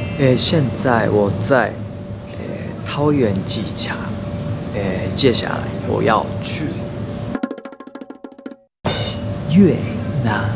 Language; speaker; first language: Chinese; non-native, learner; Japanese